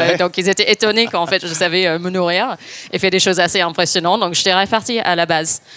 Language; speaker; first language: French; non-native, fluent; English